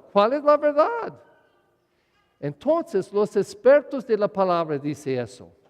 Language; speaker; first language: Spanish; non-native, learner; English